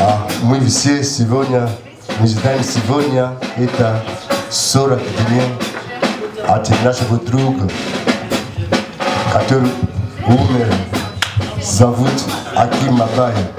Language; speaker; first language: Russian; non-native, learner; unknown